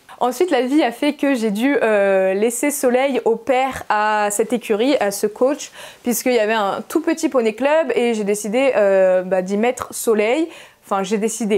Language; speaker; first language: French; native; French